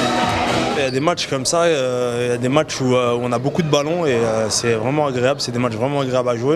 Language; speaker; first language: French; native; French